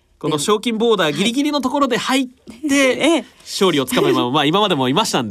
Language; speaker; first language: Japanese; native; Japanese